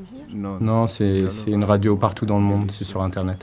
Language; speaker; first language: French; non-native, learner; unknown